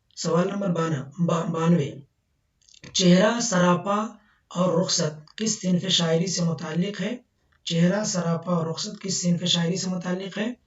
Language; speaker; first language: Urdu; native; Urdu